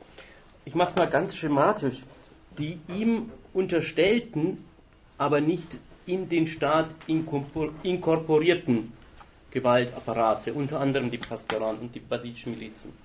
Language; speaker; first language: German; native; German